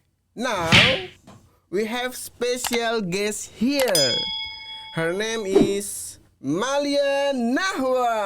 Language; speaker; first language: English; non-native, learner; Indonesian